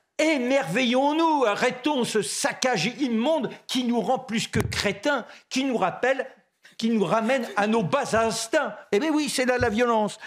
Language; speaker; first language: French; native; French